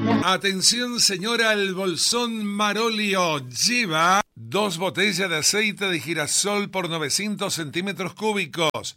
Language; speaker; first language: Spanish; native; Spanish